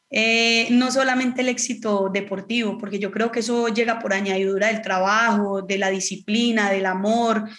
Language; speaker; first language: Spanish; native; Spanish